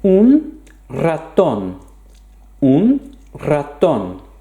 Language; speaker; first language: Spanish; non-native, fluent; English